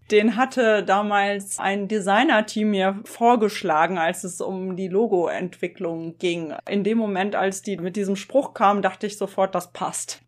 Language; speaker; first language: German; native; German